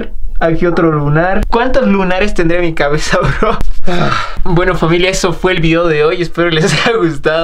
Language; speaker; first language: Spanish; native; Spanish